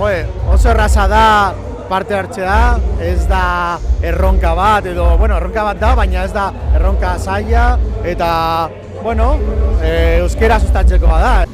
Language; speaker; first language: Basque; non-native, local second language; Spanish